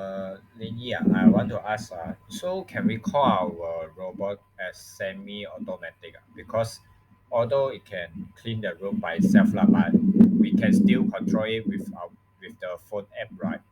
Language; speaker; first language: English; non-native, local second language; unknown